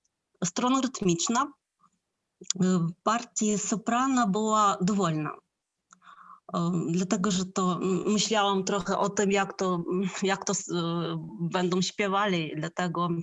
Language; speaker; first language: Polish; non-native, fluent; Ukrainian